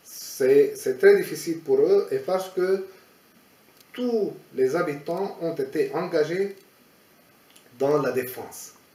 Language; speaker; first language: French; non-native, fluent; Aramaic